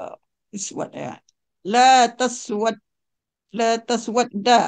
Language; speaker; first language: Arabic; non-native, learner; Indonesian